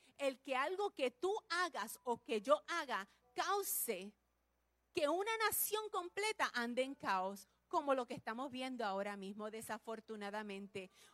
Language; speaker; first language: Spanish; early bilingual, heritage; Spanish